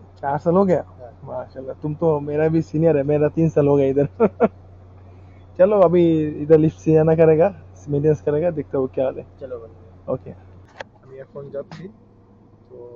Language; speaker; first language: Hindi; non-native, learner; Bangla